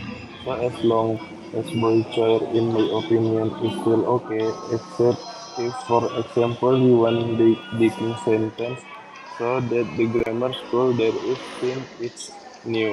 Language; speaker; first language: English; non-native, learner; Indonesian